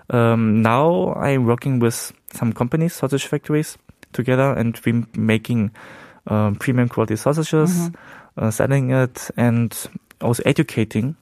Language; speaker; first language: English; early bilingual, heritage; Korean